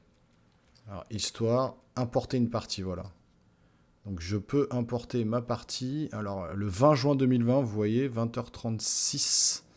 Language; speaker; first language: French; native; French